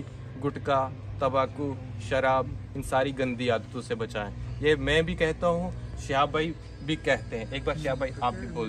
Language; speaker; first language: Hindi; native; Hindi